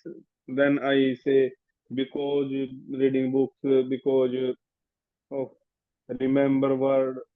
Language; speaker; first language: English; non-native, learner; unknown